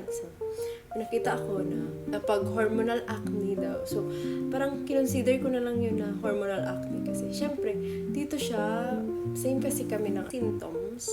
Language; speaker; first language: Filipino; non-native, local second language; Hiligaynon